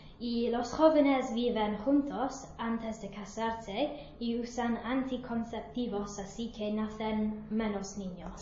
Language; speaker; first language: Spanish; non-native, learner; English